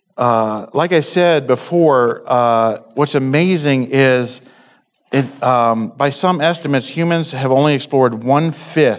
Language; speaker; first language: English; native; English